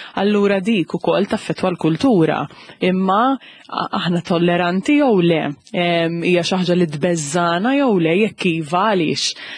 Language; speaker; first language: Maltese; native; Maltese